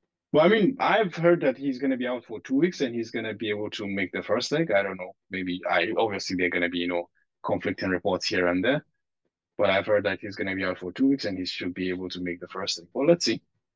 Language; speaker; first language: English; non-native, local second language; Hausa